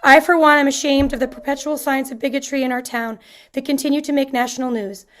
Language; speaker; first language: English; native; English